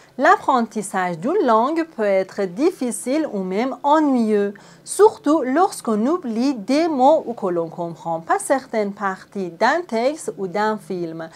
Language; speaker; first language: French; non-native, fluent; Persian